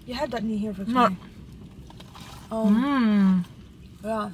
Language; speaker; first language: Dutch; non-native, learner; Italian